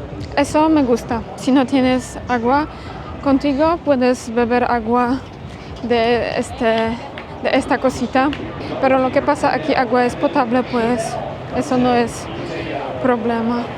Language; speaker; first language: Spanish; non-native, fluent; Polish